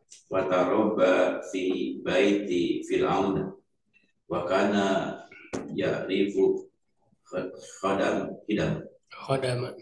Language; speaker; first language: Arabic; non-native, learner; Indonesian